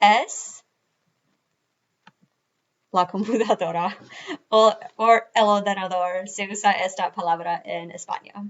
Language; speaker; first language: Spanish; non-native, fluent; English